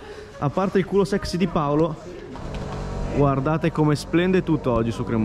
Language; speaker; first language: Italian; native; Italian